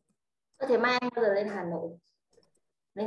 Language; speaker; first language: Vietnamese; native; Vietnamese